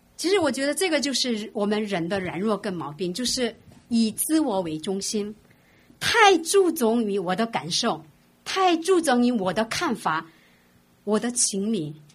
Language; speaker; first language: Chinese; non-native, fluent; Korean